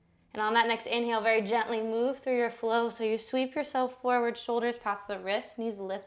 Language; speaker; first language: English; native; English